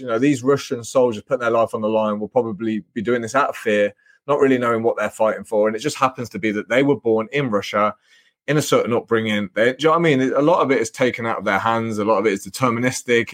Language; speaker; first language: English; native; English